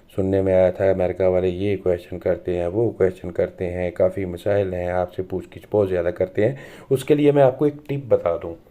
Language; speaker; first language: Urdu; non-native, local second language; Punjabi